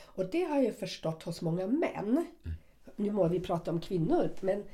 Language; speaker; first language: Swedish; non-native, fluent; German